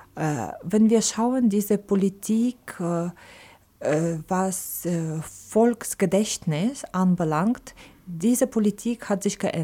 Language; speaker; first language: German; non-native, fluent; Ukrainian